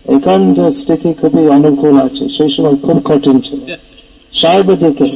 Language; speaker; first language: Bangla; non-native, fluent; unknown